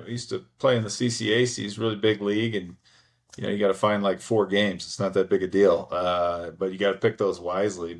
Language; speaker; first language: English; native; English